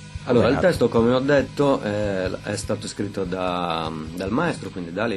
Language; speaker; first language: Italian; native; Italian